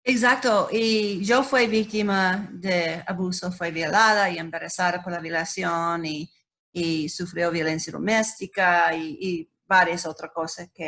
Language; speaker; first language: Spanish; non-native, learner; English